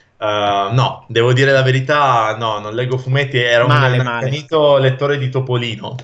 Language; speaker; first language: Italian; native; Italian